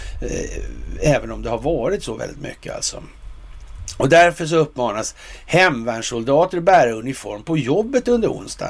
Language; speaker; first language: Swedish; native; Swedish